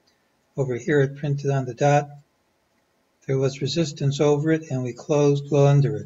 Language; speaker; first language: English; native; English